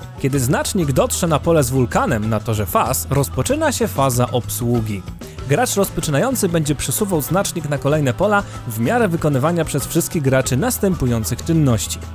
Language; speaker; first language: Polish; native; Polish